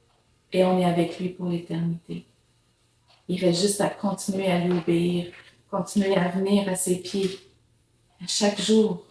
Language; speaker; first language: French; native; French